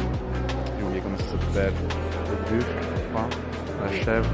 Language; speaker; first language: French; native; French